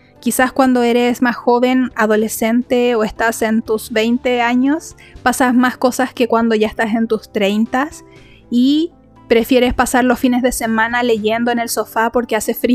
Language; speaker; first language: Spanish; native; Spanish